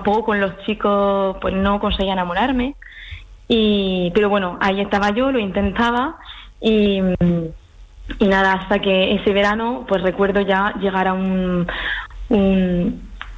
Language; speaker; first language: Spanish; early bilingual, heritage; French